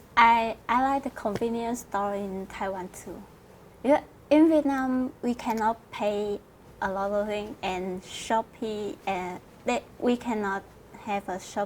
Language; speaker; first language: English; non-native, learner; Vietnamese